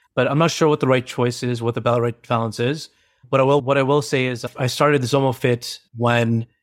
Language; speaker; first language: English; early bilingual, other home language; Hindi